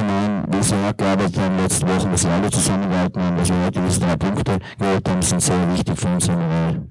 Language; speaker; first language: German; native; German